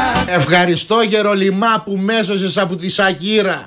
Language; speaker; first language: Greek; native; Greek